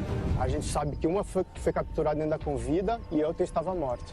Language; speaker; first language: Portuguese; native; Portuguese